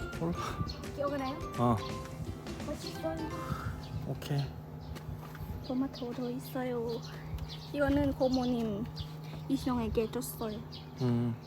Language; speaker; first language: Korean; non-native, learner; Lao